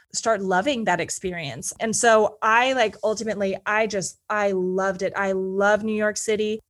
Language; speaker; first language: English; native; English